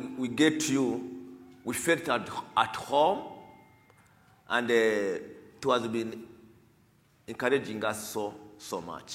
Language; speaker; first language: English; non-native, learner; Kinyarwanda